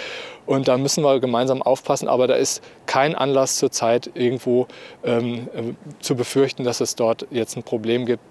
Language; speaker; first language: German; native; German